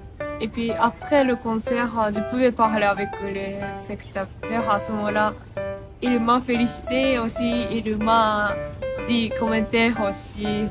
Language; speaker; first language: French; non-native, learner; Japanese